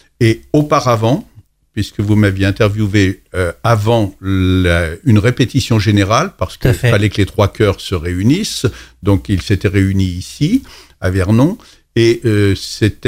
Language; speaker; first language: French; native; French